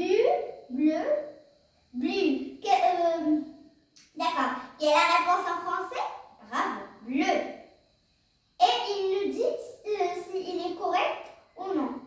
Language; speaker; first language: French; non-native, learner; Arabic